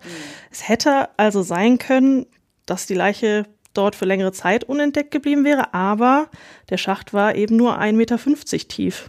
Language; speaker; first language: German; native; German